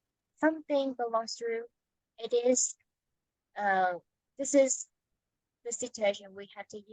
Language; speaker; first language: English; non-native, fluent; Vietnamese